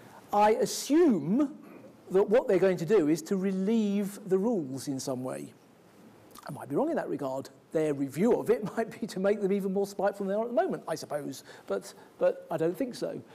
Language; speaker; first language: English; native; English